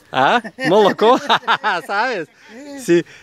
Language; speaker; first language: Spanish; non-native, learner; Russian